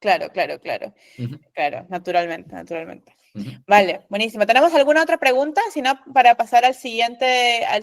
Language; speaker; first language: Spanish; native; Spanish